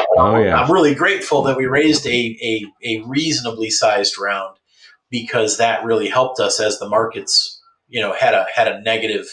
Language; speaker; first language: English; native; English